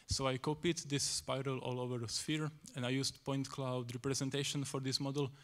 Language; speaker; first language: English; non-native, fluent; Slovak